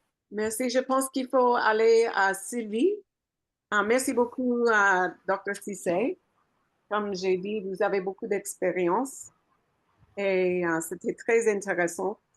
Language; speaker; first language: French; non-native, fluent; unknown